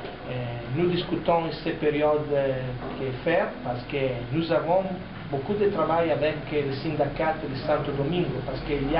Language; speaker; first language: French; non-native, fluent; Italian